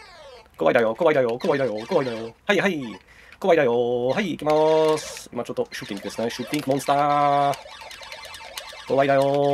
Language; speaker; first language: Japanese; non-native, learner; Czech